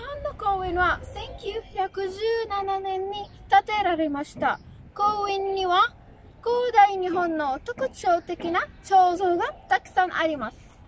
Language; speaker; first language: Japanese; non-native, learner; Arabic